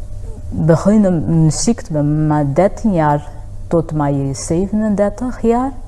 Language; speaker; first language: Dutch; non-native, fluent; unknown